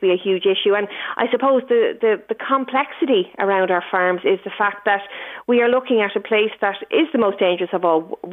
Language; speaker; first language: English; native; English